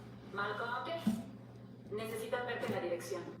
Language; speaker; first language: Spanish; non-native, learner; English